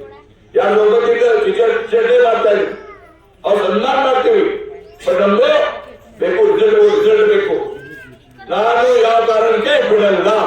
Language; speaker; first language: Kannada; non-native, local second language; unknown